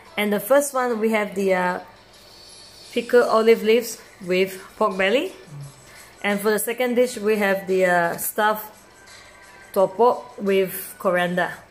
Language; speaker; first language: English; non-native, local second language; Chinese